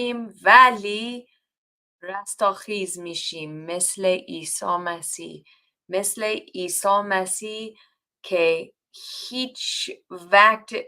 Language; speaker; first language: Persian; non-native, learner; English